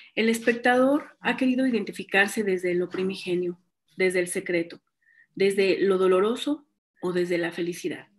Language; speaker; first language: Spanish; native; Spanish